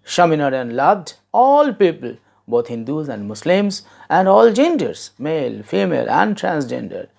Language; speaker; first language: English; non-native, local second language; Bangla